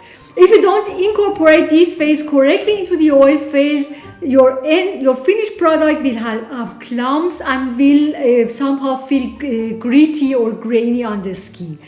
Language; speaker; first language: English; non-native, fluent; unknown